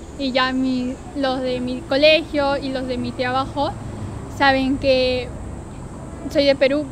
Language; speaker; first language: Spanish; early bilingual, heritage; Spanish